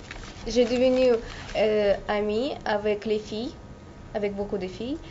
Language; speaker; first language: French; non-native, learner; Russian